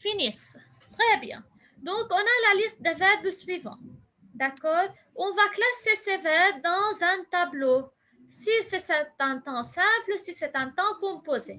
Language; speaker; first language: French; non-native, local second language; Arabic